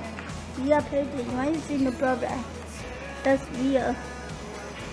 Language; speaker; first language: English; non-native, learner; Burmese